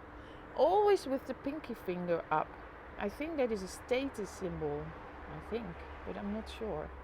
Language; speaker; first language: English; non-native, fluent; Dutch